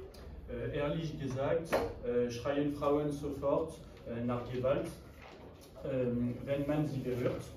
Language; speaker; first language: German; non-native, learner; French